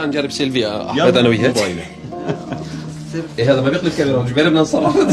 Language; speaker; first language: Arabic; native; Arabic